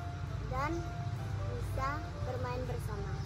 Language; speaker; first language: Indonesian; non-native, local second language; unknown